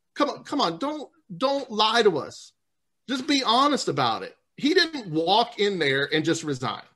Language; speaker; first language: English; native; English